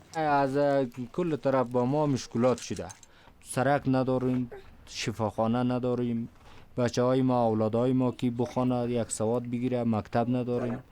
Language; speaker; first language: Persian; non-native, local second language; Kyrgyz